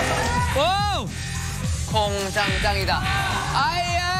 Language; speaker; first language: Korean; non-native, fluent; Thai